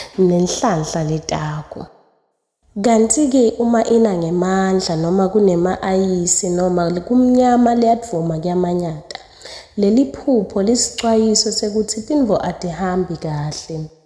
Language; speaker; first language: Zulu; non-native, local second language; Swati